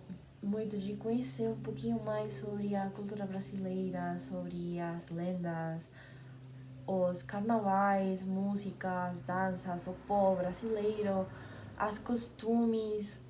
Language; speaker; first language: Portuguese; non-native, learner; Spanish